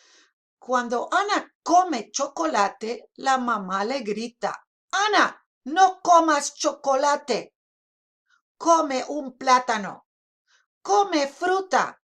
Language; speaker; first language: Spanish; non-native, fluent; English